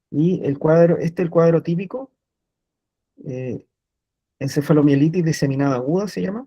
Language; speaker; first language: Spanish; native; Spanish